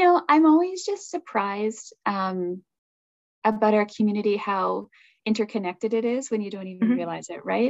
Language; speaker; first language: English; native; English